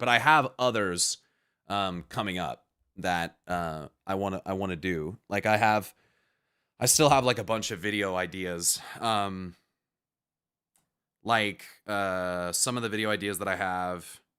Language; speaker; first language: English; native; English